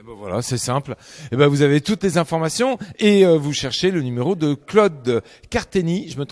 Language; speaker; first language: French; native; French